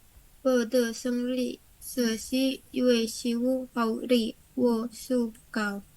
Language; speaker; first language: Chinese; non-native, learner; Indonesian